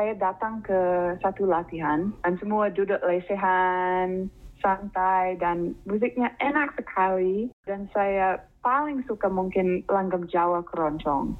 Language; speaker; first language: Indonesian; non-native, fluent; English